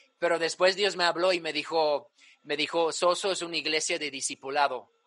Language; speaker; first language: Spanish; early bilingual, other home language; English